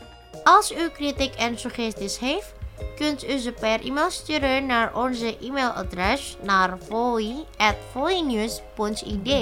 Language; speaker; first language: Dutch; non-native, learner; Indonesian